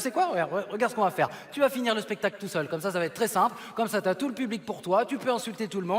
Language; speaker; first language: French; native; French